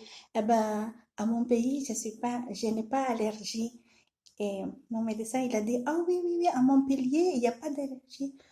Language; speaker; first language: French; non-native, learner; Filipino